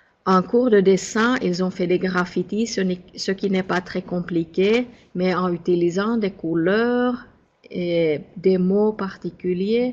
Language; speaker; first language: French; non-native, fluent; Finnish